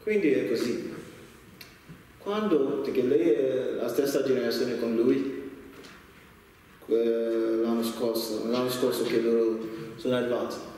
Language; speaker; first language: Italian; non-native, learner; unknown